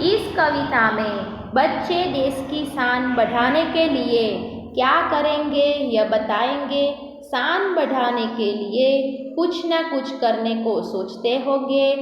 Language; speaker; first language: Hindi; non-native, local second language; Gujarati